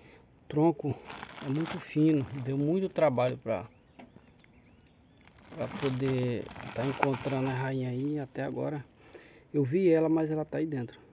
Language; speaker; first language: Portuguese; native; Portuguese